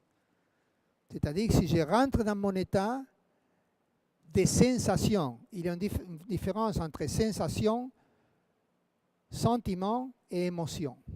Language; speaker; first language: French; non-native, fluent; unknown